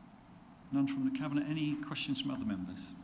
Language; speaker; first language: English; native; English